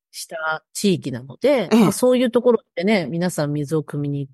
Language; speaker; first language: Japanese; native; Japanese